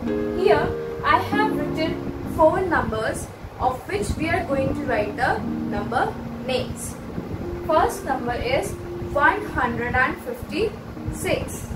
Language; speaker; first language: English; non-native, local second language; Hindi